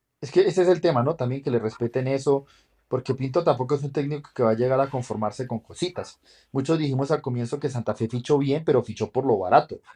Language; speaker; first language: Spanish; native; Spanish